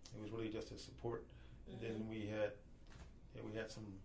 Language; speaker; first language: English; native; English